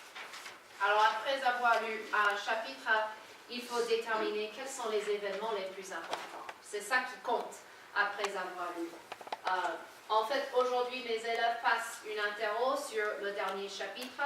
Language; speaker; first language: French; non-native, fluent; English